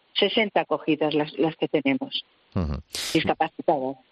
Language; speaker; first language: Spanish; native; Spanish